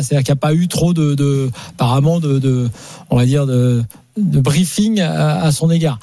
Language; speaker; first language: French; native; French